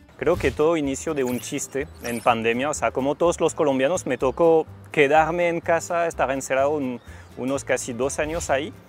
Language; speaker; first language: Spanish; non-native, fluent; French